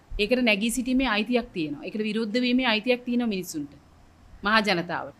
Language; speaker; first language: Sinhala; native; Sinhala